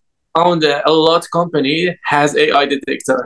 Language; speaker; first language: English; non-native, learner; Persian